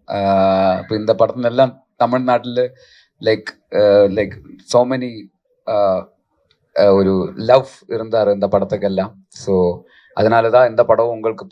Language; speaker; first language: Tamil; non-native, local second language; Malayalam